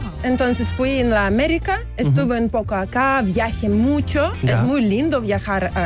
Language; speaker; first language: Spanish; non-native, learner; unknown